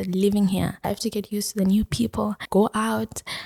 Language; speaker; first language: English; non-native, local second language; Tswana